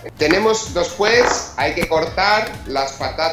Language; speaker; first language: Spanish; non-native, fluent; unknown